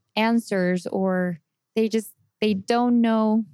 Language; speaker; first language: English; non-native, fluent; Spanish